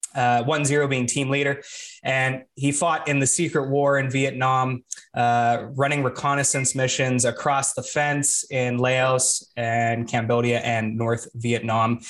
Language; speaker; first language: English; native; English